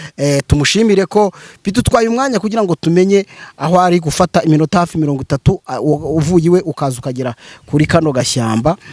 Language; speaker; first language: Kinyarwanda; native; Kinyarwanda